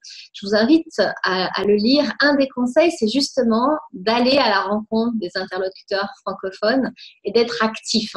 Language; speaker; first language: French; native; French